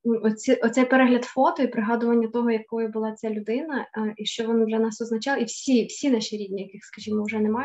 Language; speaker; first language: Ukrainian; native; Ukrainian